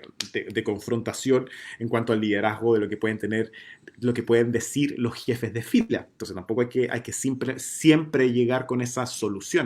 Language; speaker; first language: Spanish; native; Spanish